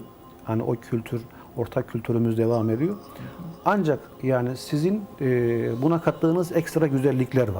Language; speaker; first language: Turkish; native; Turkish